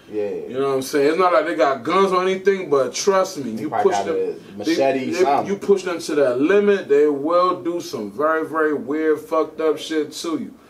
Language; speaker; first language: English; native; English